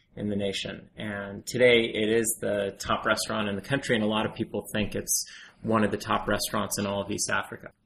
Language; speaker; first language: English; native; English